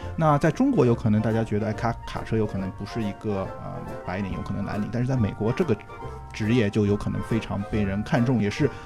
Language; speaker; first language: Chinese; native; Chinese